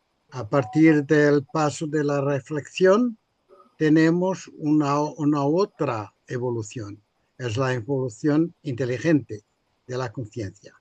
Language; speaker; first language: Spanish; non-native, fluent; Portuguese